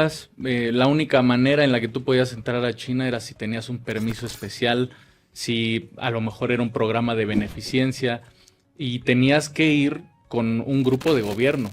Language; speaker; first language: Spanish; native; Spanish